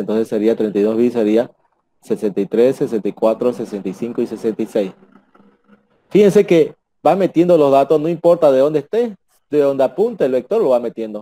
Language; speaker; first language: Spanish; native; Spanish